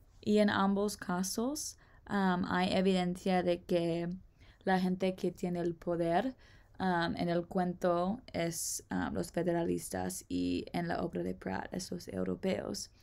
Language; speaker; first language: Spanish; non-native, learner; English